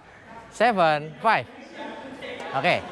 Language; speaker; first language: English; non-native, fluent; Indonesian